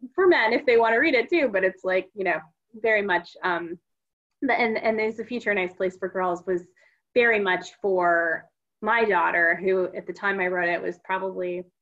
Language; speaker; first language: English; native; English